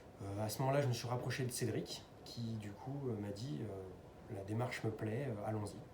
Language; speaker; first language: French; native; French